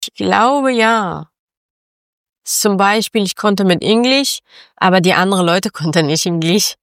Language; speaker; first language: German; non-native, learner; Persian